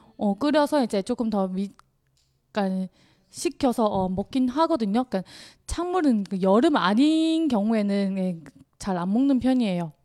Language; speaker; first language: Korean; non-native, fluent; Chinese